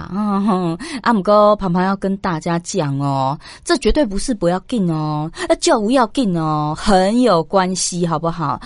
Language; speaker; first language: Chinese; native; Chinese